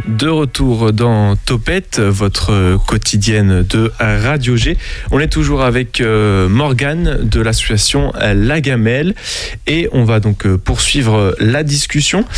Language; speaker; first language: French; native; French